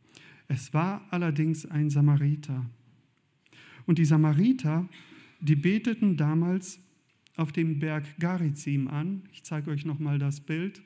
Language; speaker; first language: German; native; German